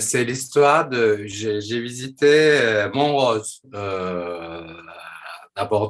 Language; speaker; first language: French; non-native, fluent; Turkish